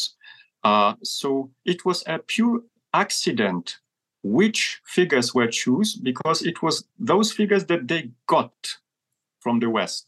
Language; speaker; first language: English; non-native, fluent; Polish